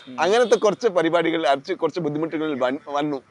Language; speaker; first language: Malayalam; non-native, learner; Kannada